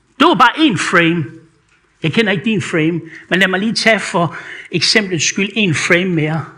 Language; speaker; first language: Danish; native; Danish